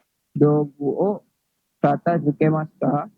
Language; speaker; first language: Japanese; non-native, learner; Indonesian